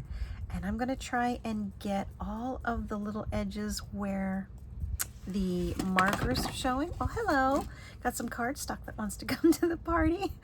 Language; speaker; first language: English; native; English